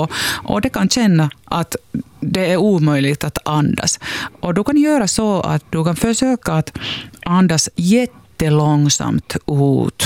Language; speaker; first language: Swedish; non-native, local second language; Finnish